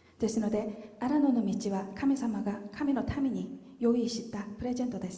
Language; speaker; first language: Japanese; non-native, fluent; Korean